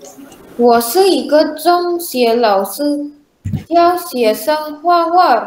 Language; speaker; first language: Chinese; non-native, learner; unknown